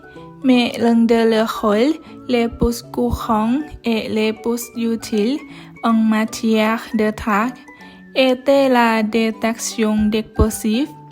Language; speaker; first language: French; non-native, learner; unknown